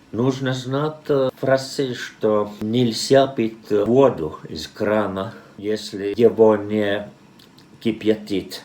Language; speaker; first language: Russian; non-native, fluent; Finnish